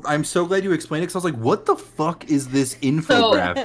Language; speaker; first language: English; native; English